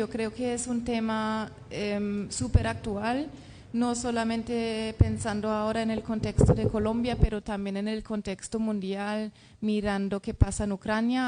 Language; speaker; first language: Spanish; non-native, fluent; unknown